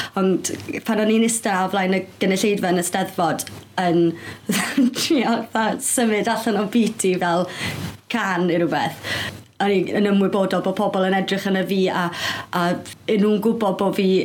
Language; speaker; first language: Welsh; native; Welsh